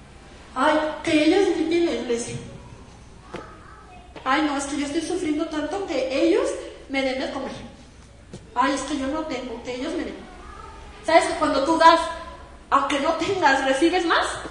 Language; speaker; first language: Spanish; native; Spanish